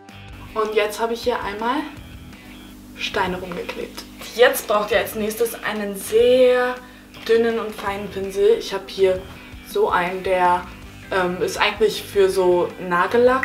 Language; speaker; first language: German; native; German